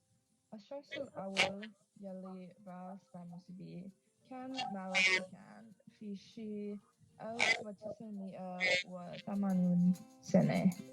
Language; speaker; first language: Arabic; non-native, learner; English